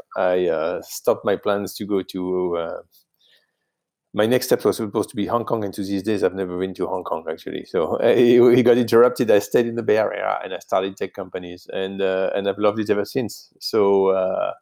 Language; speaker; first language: English; non-native, fluent; French